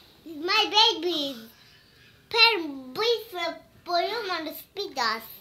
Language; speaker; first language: English; non-native, learner; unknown